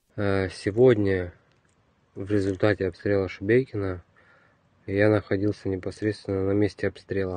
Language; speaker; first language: Russian; native; Russian